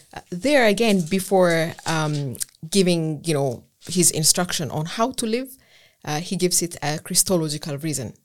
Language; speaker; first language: English; non-native, fluent; Amharic